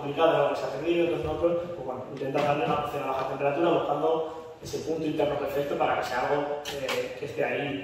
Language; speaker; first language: Spanish; native; Spanish